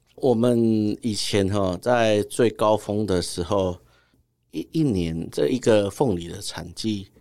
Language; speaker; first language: Chinese; native; Chinese